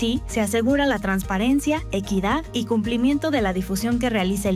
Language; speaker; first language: Spanish; native; Spanish